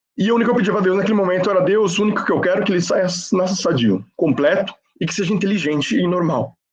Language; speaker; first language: Portuguese; non-native, fluent; Spanish